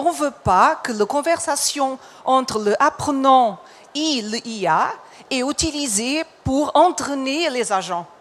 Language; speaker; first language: French; non-native, fluent; Portuguese